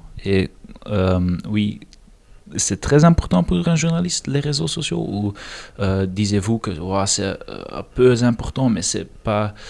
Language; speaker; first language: French; non-native, learner; Dutch